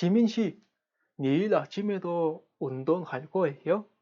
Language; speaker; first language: Korean; non-native, fluent; Kazakh